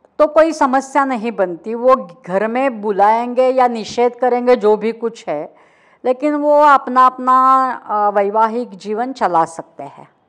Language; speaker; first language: Hindi; non-native, local second language; Marathi